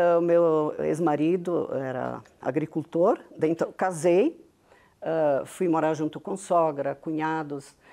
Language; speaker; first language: Portuguese; non-native, local second language; Venetian